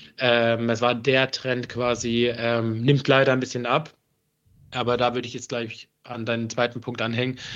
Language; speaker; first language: German; early bilingual, other home language; Arabic